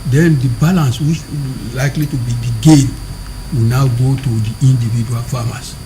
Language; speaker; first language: English; non-native, local second language; Yoruba